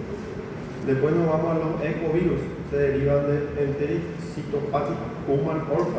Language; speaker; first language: Spanish; native; Spanish